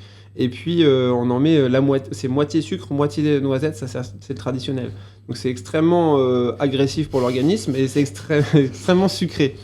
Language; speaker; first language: French; native; French